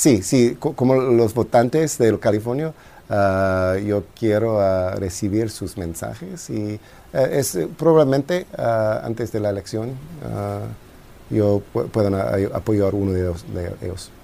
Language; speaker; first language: Spanish; non-native, fluent; English